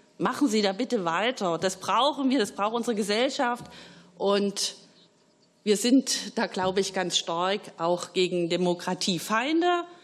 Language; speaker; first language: German; native; German